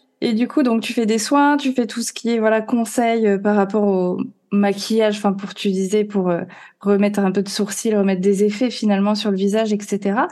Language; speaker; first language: French; native; French